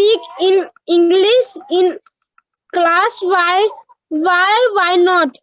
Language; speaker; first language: English; non-native, learner; Hindi